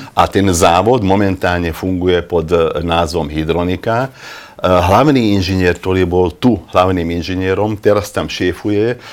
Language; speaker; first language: Slovak; non-native, local second language; Hungarian